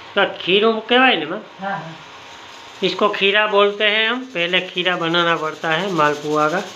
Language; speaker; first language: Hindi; non-native, local second language; Gujarati